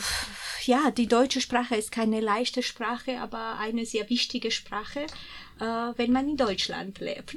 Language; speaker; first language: German; non-native, fluent; Georgian